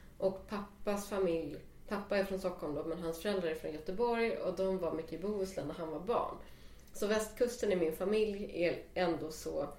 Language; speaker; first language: Swedish; native; Swedish